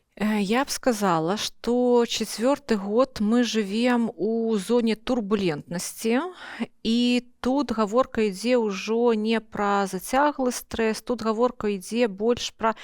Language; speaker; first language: Belarusian; non-native, local second language; Russian